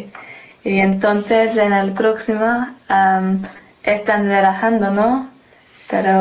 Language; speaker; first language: Spanish; non-native, learner; English